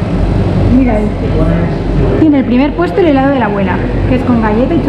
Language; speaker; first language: Spanish; native; Spanish